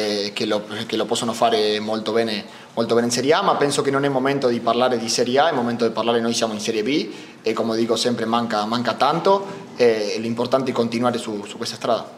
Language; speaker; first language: Italian; non-native, fluent; Spanish